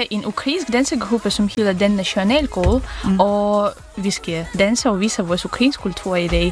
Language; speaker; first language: Danish; non-native, learner; Ukrainian